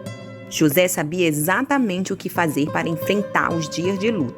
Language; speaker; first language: Portuguese; native; Portuguese